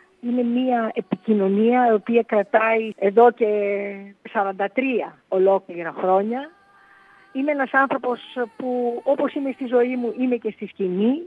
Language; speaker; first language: Greek; early bilingual, heritage; Greek